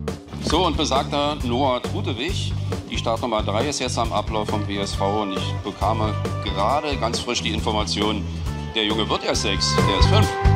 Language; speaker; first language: German; native; German